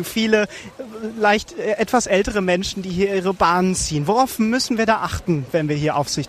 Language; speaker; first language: German; native; German